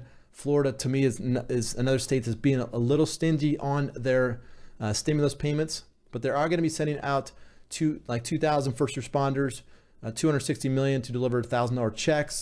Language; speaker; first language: English; native; English